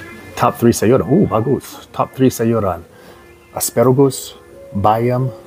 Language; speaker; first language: Indonesian; non-native, learner; English